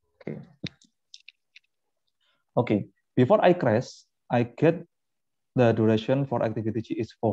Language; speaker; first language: English; non-native, fluent; Indonesian